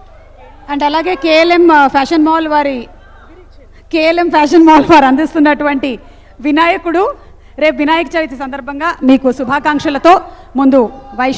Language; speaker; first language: Telugu; native; Telugu